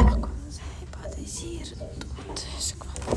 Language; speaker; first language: French; non-native, learner; Ukrainian